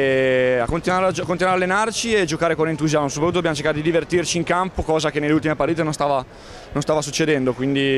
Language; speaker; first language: Italian; native; Italian